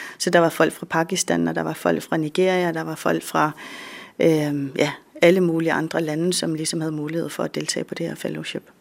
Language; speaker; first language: Danish; native; Danish